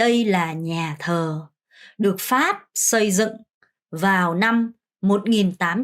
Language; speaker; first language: Vietnamese; non-native, fluent; Korean